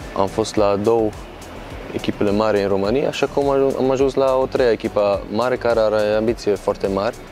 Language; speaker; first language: Romanian; non-native, fluent; Croatian